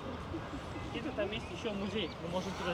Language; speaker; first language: Russian; non-native, local second language; Uzbek